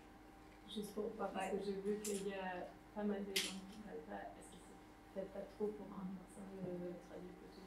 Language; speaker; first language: French; non-native, fluent; Dutch